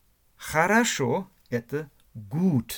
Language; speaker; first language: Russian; non-native, learner; German